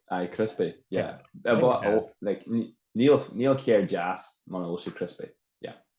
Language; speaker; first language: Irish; native; Irish